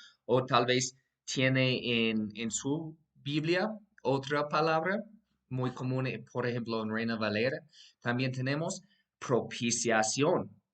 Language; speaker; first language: Spanish; non-native, fluent; English